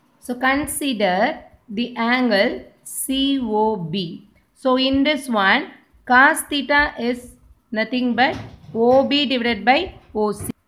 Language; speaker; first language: English; non-native, local second language; Tamil